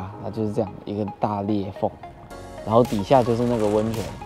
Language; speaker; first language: Chinese; native; Chinese